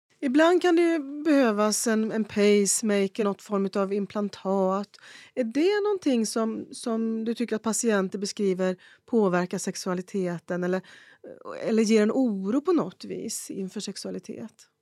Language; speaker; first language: Swedish; native; Swedish